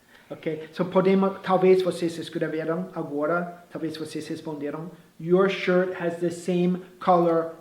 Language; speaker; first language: Portuguese; non-native, fluent; English